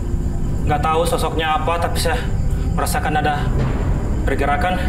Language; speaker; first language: Indonesian; native; Indonesian